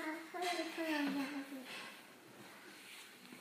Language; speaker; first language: Chinese; early bilingual, heritage; Chinese